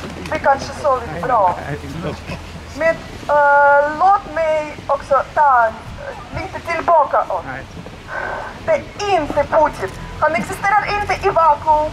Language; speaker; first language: Swedish; non-native, learner; Russian